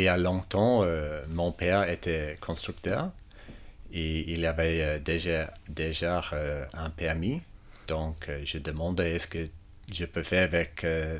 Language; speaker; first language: French; non-native, fluent; English